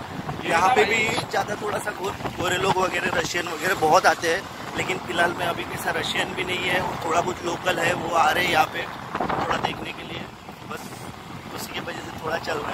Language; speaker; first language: Hindi; native; Hindi